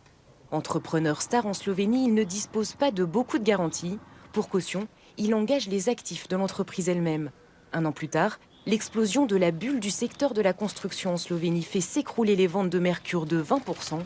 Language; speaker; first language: French; native; French